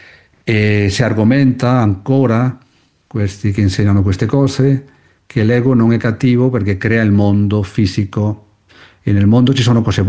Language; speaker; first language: Italian; non-native, fluent; Spanish